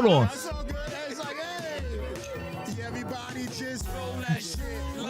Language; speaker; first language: English; native; English